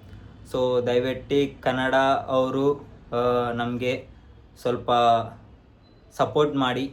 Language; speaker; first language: Kannada; non-native, learner; Telugu